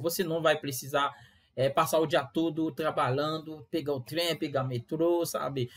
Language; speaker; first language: Portuguese; non-native, fluent; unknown